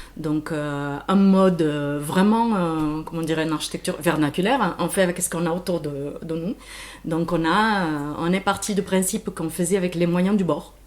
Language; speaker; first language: French; non-native, fluent; Portuguese